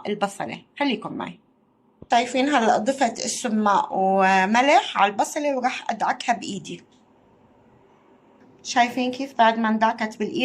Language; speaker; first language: Arabic; native; Arabic